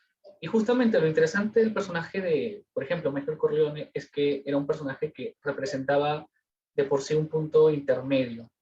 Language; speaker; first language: Spanish; native; Spanish